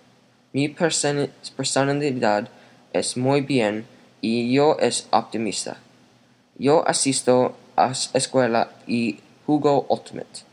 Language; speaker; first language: Spanish; non-native, learner; English